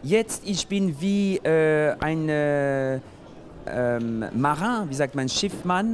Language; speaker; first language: German; non-native, fluent; French